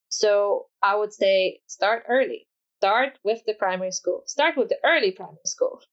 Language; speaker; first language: English; non-native, fluent; Polish